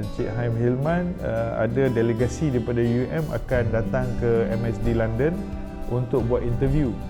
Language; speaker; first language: Malay; native; Malay